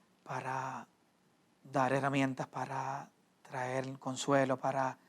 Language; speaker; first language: Spanish; native; Spanish